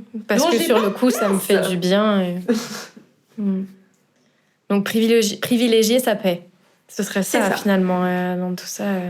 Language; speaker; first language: French; native; French